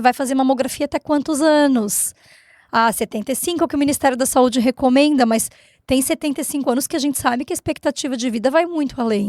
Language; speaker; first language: Portuguese; native; Portuguese